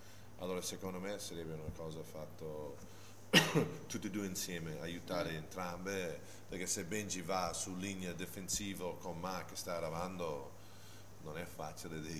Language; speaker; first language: Italian; non-native, fluent; English